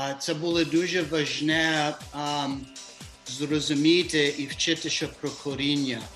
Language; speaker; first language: Ukrainian; early bilingual, heritage; Ukrainian